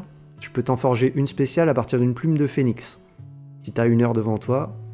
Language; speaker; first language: French; native; French